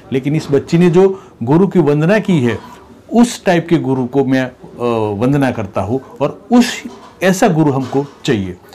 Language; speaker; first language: Hindi; non-native, local second language; Gujarati